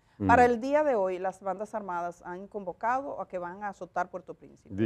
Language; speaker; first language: Spanish; native; Spanish